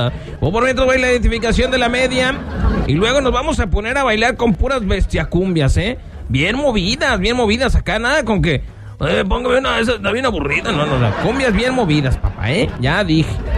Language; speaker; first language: Spanish; native; Spanish